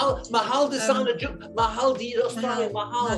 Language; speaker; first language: Indonesian; non-native, learner; English